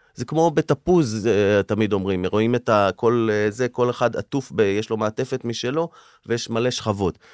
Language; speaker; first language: Hebrew; native; Hebrew